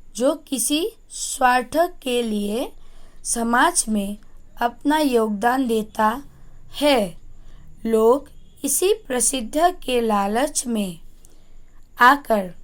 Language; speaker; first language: Hindi; non-native, local second language; Assamese